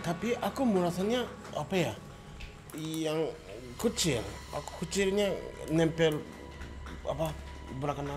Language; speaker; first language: Indonesian; non-native, learner; Japanese